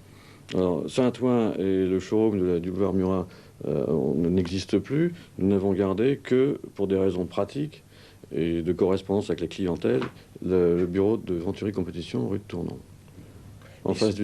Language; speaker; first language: French; native; French